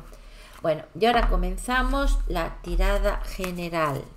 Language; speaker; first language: Spanish; native; Spanish